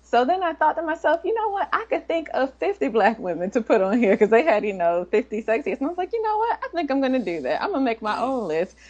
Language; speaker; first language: English; native; English